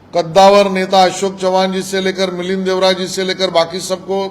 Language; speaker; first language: Hindi; non-native, local second language; Marathi